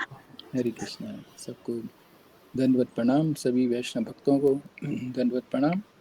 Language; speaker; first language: Hindi; native; Hindi